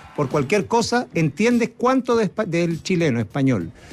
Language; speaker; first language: Spanish; native; Spanish